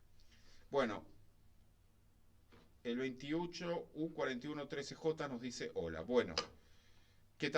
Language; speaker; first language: Spanish; native; Spanish